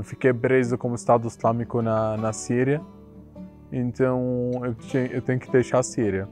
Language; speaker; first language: Portuguese; non-native, learner; Arabic